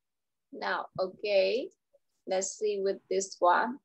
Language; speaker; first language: English; non-native, learner; Vietnamese